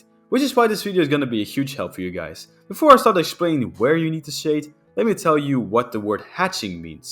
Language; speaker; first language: English; non-native, fluent; Dutch